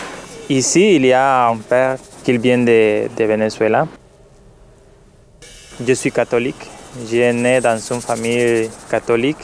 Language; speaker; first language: French; non-native, learner; Spanish